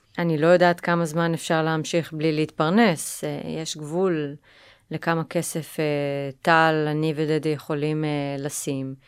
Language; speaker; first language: Hebrew; native; Hebrew